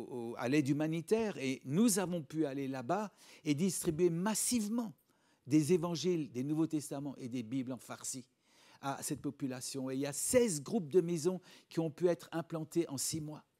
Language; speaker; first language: French; native; French